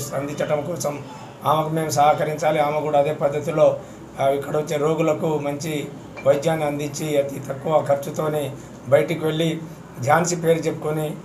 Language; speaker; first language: Telugu; non-native, local second language; Lambadi